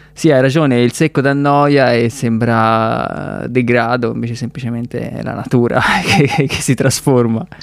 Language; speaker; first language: Italian; native; Italian